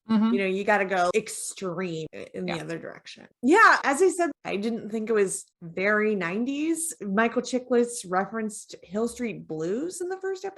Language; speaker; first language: English; native; English